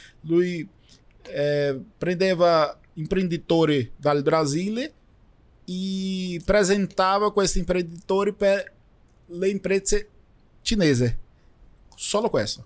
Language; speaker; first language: Italian; non-native, learner; Portuguese